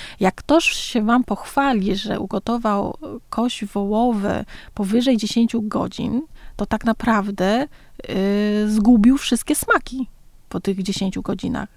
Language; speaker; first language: Polish; early bilingual, other home language; Vietnamese